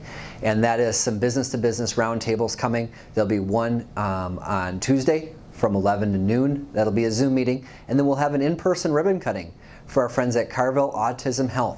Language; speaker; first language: English; native; English